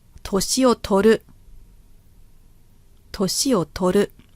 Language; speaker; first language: Japanese; non-native, fluent; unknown